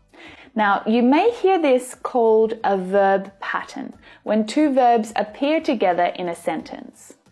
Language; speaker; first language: English; native; English